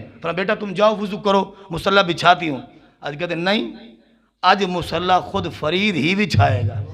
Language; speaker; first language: Urdu; non-native, local second language; Punjabi